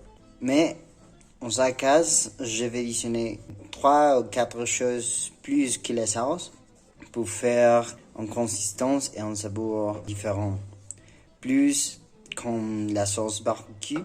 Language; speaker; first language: French; non-native, learner; Spanish